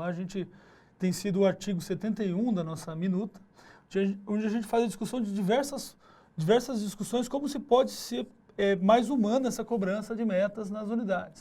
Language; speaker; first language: Portuguese; native; Portuguese